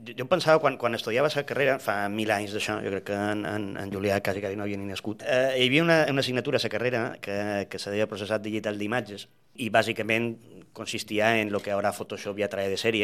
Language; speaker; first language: Catalan; native; Catalan